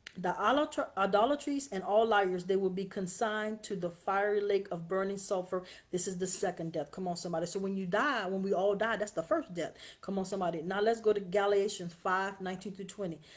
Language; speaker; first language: English; native; English